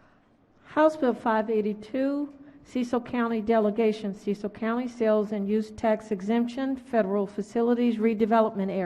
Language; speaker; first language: English; native; English